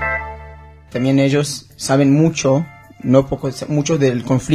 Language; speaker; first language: Spanish; non-native, learner; Hebrew